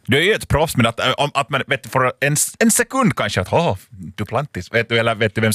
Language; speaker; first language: Swedish; native; Swedish